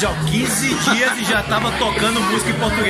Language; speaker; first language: Portuguese; native; Portuguese